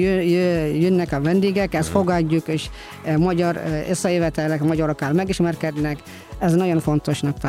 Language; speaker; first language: Hungarian; non-native, fluent; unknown